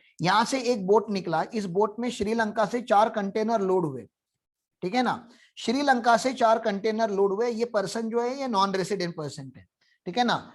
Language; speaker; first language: Hindi; non-native, local second language; Marathi